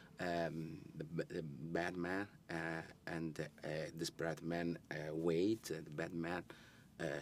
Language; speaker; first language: English; non-native, learner; Italian